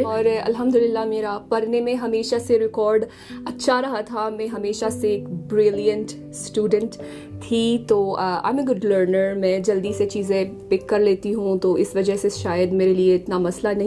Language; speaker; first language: Hindi; non-native, fluent; Arabic